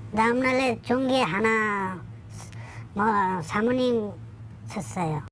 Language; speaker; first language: Korean; non-native, learner; Bangla